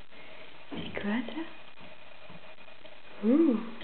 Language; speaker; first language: French; native; French